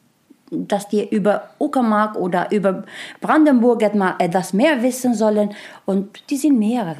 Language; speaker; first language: German; non-native, learner; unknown